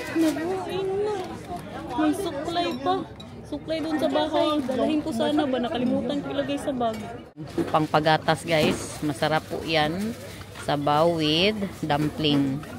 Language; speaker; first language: Filipino; non-native, local second language; Cebuano